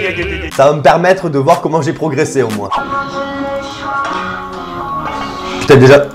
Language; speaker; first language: French; native; French